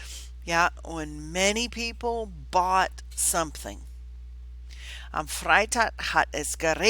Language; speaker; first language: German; non-native, fluent; English